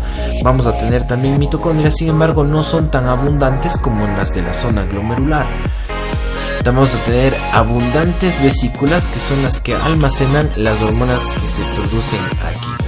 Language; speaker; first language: Spanish; native; Spanish